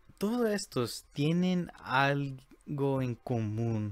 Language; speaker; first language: Spanish; early bilingual, heritage; Spanish